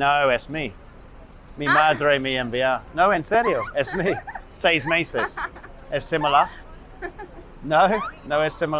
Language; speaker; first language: Spanish; non-native, learner; English